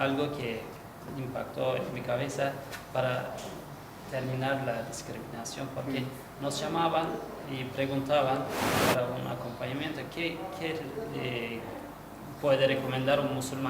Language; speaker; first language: Spanish; non-native, learner; Turkish